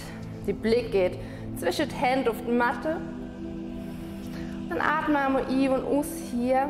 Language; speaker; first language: German; non-native, fluent; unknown